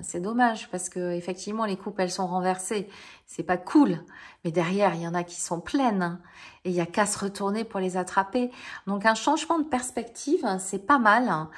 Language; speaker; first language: French; native; French